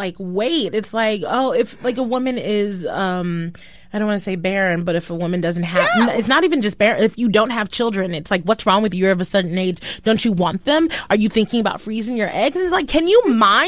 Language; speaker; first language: English; native; English